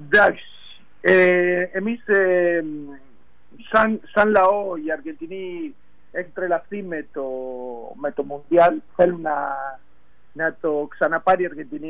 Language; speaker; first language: Greek; non-native, fluent; Spanish